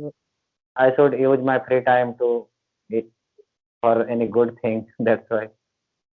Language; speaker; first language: English; non-native, learner; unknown